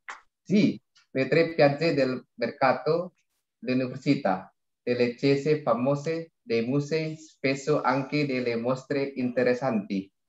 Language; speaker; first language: Italian; non-native, learner; Indonesian